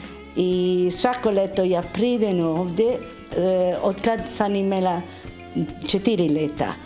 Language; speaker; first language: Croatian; early bilingual, heritage; Italian